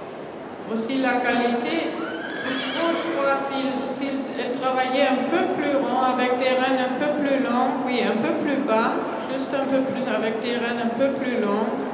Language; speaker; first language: French; non-native, fluent; German